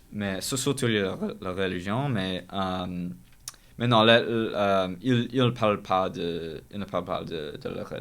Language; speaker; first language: French; non-native, learner; English